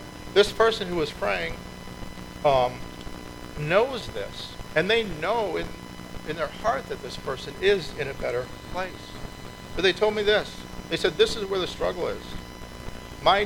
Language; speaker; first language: English; native; English